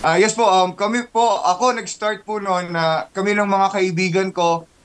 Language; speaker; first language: Filipino; native; Filipino